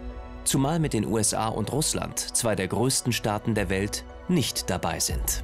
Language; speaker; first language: German; native; German